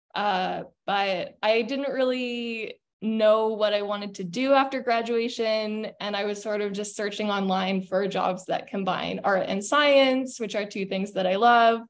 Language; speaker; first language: English; native; English